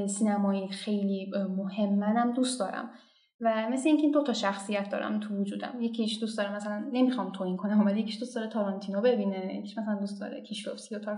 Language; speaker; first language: Persian; non-native, local second language; Azerbaijani